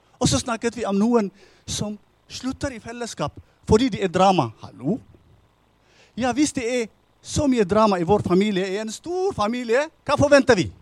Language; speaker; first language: Norwegian; non-native, fluent; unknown